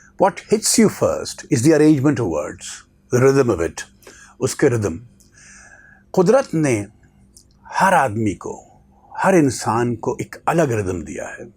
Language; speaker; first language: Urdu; native; Urdu